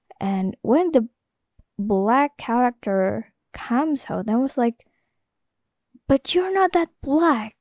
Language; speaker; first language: English; non-native, learner; Indonesian